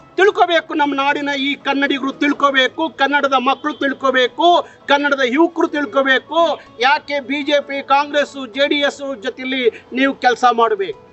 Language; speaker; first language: Kannada; native; Kannada